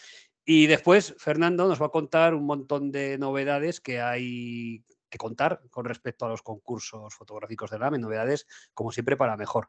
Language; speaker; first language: Spanish; native; Spanish